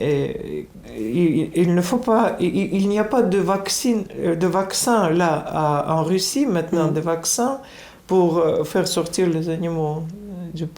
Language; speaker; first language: French; non-native, fluent; Russian